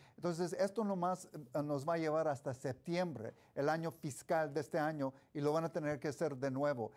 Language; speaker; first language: Spanish; early bilingual, heritage; Spanish